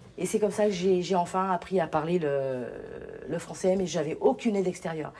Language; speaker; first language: French; early bilingual, other home language; Portuguese